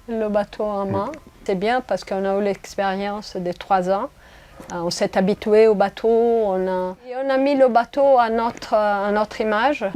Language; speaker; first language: French; non-native, fluent; Portuguese